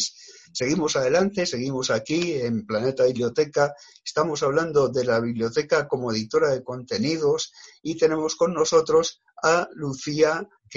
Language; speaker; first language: Spanish; native; Spanish